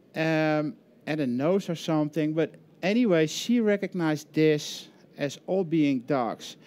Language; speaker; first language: English; non-native, fluent; Dutch